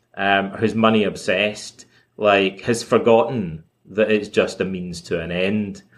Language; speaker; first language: English; native; English